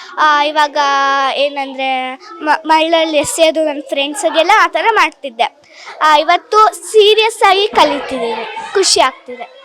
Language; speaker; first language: Kannada; native; Kannada